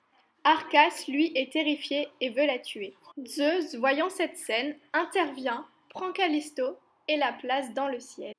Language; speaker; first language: French; native; French